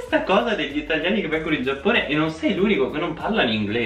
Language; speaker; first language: Italian; native; Italian